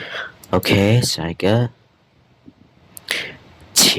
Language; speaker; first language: Chinese; non-native, fluent; Khmer